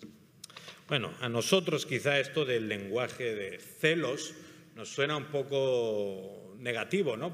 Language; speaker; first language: Spanish; native; Spanish